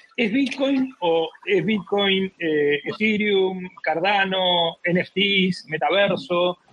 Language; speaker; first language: Spanish; native; Spanish